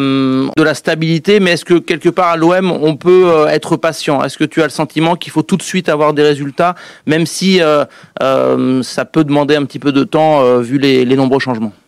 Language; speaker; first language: French; native; French